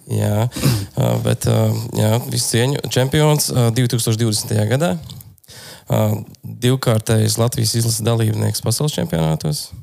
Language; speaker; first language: Latvian; native; Latvian